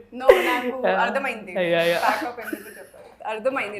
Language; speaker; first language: Telugu; non-native, fluent; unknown